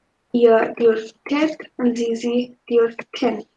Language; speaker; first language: German; non-native, fluent; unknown